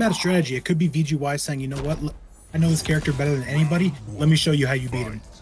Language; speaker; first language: English; native; English